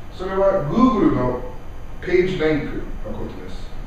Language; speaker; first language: Japanese; non-native, learner; English